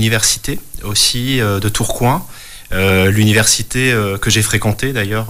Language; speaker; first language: French; native; French